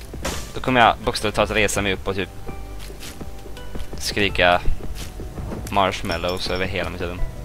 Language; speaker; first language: Swedish; native; Swedish